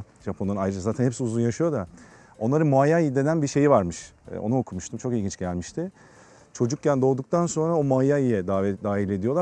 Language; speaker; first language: Turkish; native; Turkish